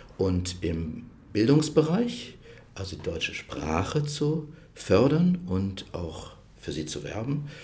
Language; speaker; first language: German; native; German